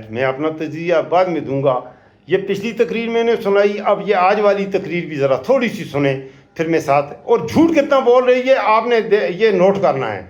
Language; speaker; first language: Urdu; non-native, local second language; Pashto